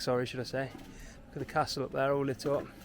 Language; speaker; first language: English; native; English